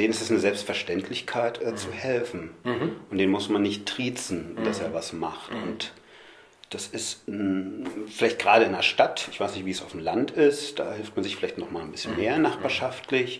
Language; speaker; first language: German; native; German